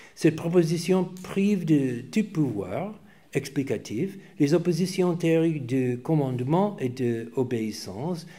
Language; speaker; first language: French; non-native, fluent; English